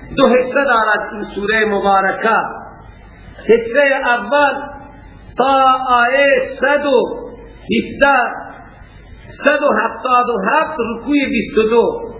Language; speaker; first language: Persian; native; Persian